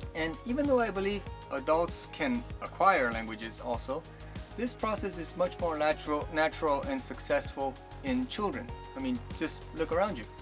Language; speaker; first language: English; early bilingual, other home language; Chinese